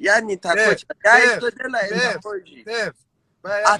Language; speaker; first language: Russian; non-native, learner; Persian